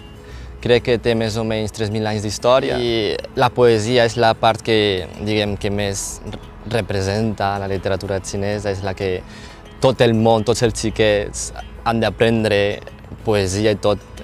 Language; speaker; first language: Catalan; non-native, local second language; Chinese